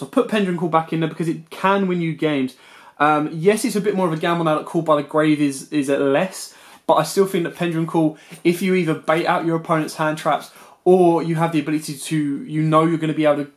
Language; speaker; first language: English; native; English